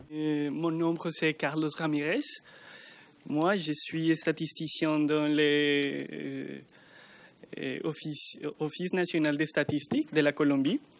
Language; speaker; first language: French; non-native, learner; Spanish